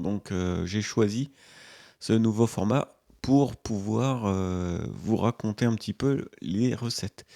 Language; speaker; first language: French; native; French